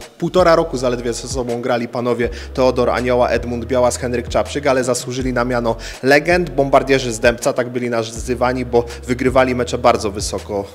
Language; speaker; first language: Polish; native; Polish